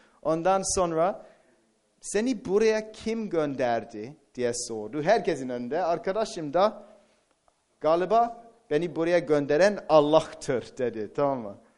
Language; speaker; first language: Turkish; non-native, fluent; English